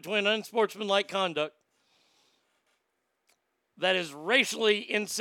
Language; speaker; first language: English; native; English